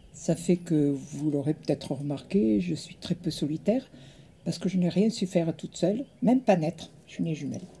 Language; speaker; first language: French; early bilingual, other home language; Italian